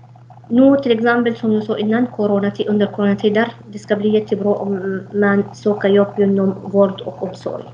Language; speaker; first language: Swedish; non-native, fluent; Arabic